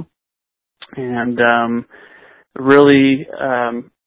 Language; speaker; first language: English; native; English